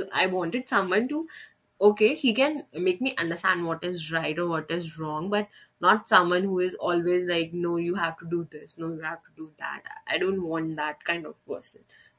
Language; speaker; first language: English; non-native, local second language; Hindi